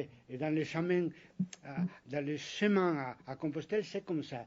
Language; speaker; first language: French; non-native, fluent; Spanish